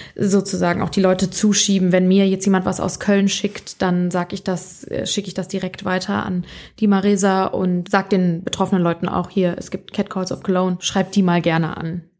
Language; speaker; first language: German; native; German